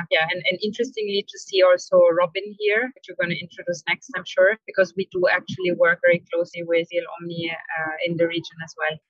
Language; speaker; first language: English; non-native, fluent; German